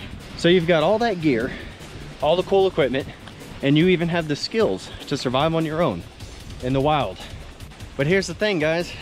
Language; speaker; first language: English; native; English